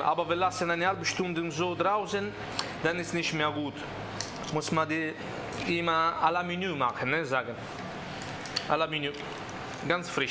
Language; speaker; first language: German; non-native, learner; Italian